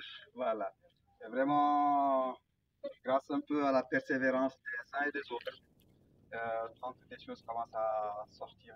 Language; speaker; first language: French; non-native, local second language; Fula